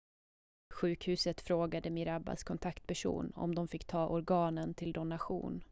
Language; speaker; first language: Swedish; native; Swedish